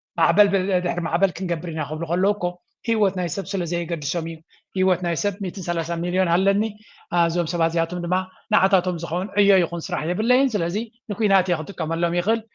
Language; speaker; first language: Tigrinya; native; Tigrinya